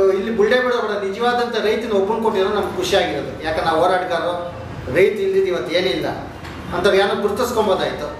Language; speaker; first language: Kannada; native; Kannada